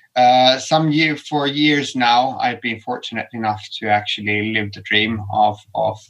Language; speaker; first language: English; non-native, fluent; Finnish